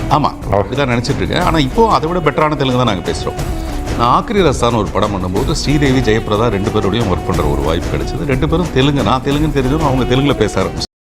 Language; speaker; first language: Tamil; non-native, local second language; Telugu